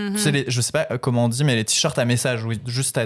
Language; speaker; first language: French; native; French